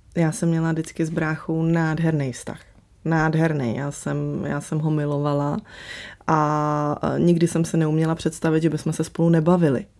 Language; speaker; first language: Czech; early bilingual, other home language; Slovak